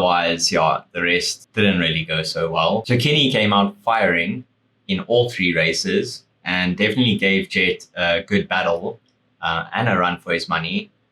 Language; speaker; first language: English; native; English